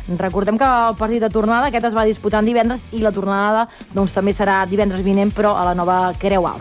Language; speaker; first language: Catalan; native; Catalan